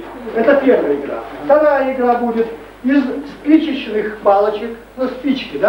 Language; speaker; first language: Russian; native; Russian